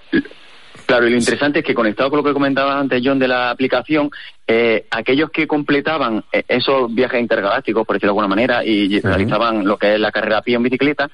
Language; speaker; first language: Spanish; native; Spanish